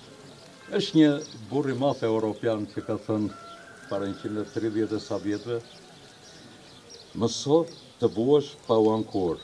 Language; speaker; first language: Albanian; native; Albanian